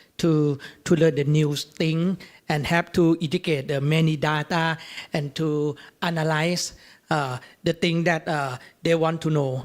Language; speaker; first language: English; non-native, learner; Thai